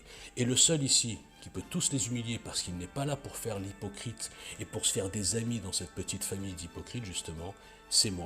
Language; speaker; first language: French; native; French